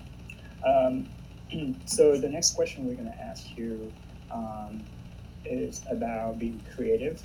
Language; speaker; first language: English; non-native, fluent; Vietnamese